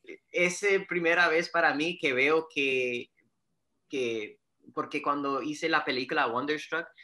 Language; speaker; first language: Spanish; early bilingual, heritage; Spanish